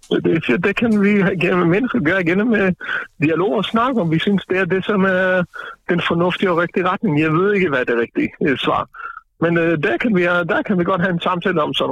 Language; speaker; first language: Danish; non-native, fluent; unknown